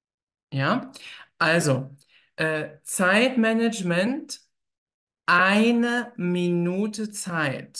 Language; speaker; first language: German; native; German